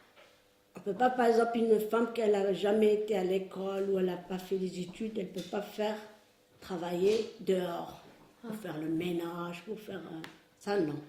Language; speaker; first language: French; non-native, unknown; Arabic